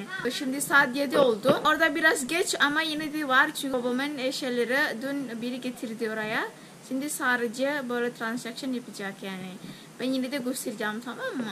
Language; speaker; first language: Turkish; non-native, learner; Javanese